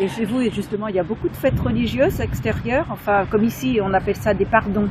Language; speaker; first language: French; native; French